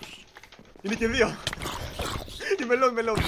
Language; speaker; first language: Greek; native; Greek